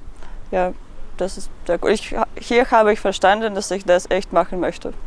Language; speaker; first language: German; non-native, learner; Russian